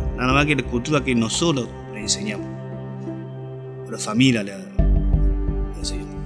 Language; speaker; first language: Spanish; non-native, learner; Chinese